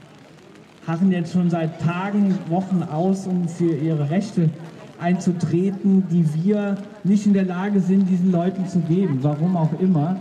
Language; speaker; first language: German; native; German